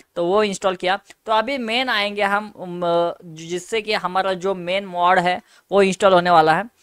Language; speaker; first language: Hindi; native; Hindi